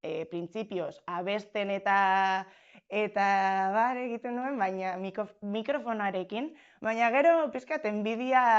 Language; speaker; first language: Basque; non-native, local second language; Spanish